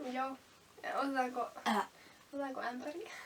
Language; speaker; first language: Finnish; non-native, learner; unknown